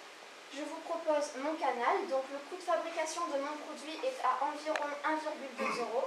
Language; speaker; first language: French; native; French